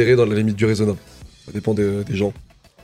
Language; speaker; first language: French; native; French